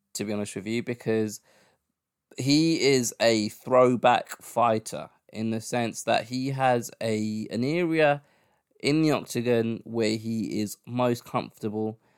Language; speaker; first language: English; native; English